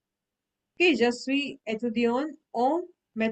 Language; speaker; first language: French; non-native, learner; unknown